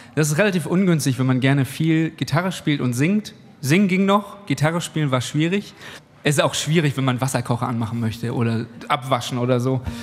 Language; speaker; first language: German; native; German